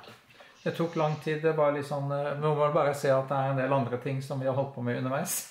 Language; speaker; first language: Norwegian; native; Norwegian